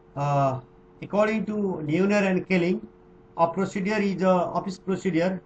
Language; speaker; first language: English; non-native, local second language; Nepali